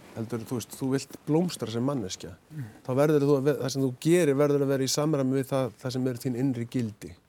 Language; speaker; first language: Icelandic; native; Icelandic